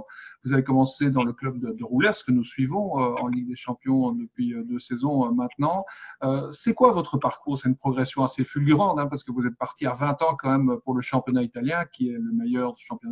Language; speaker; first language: French; native; French